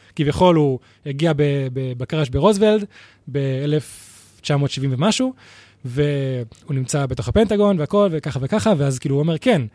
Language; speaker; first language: Hebrew; native; Hebrew